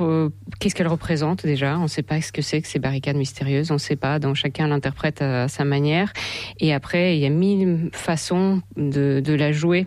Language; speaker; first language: French; non-native, fluent; Russian